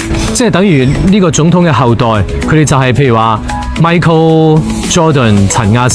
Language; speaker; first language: Cantonese; native; Cantonese